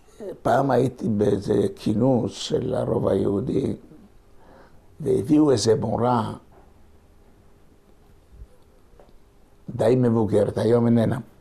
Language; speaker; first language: Hebrew; non-native, local second language; Ladino